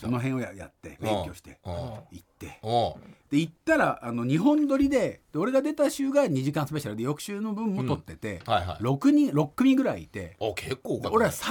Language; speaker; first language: Japanese; native; Japanese